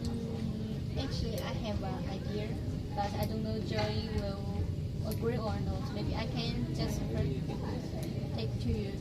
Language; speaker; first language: English; non-native, learner; Chinese